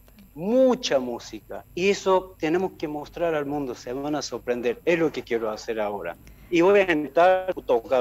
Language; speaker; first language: Spanish; non-native, fluent; Armenian